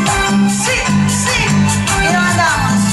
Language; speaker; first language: Spanish; native; Spanish